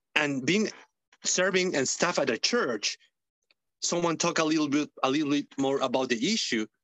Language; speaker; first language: English; non-native, fluent; Spanish